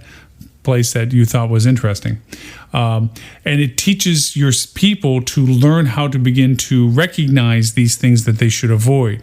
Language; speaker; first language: English; native; English